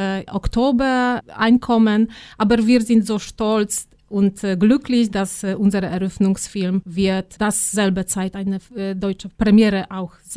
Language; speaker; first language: German; non-native, fluent; Polish